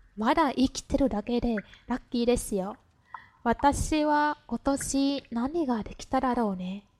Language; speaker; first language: Japanese; non-native, fluent; Vietnamese